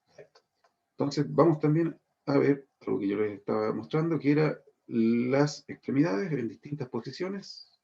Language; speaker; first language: Spanish; native; Spanish